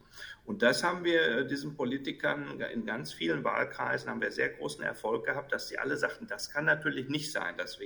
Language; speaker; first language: German; native; German